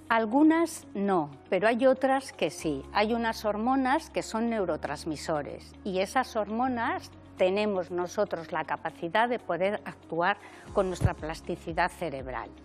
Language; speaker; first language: Spanish; native; Spanish